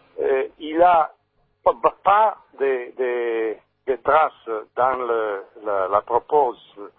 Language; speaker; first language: French; non-native, learner; Italian